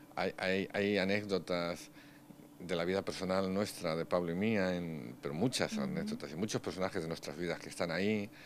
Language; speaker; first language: Spanish; native; Spanish